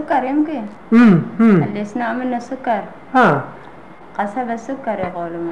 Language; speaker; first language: Arabic; non-native, learner; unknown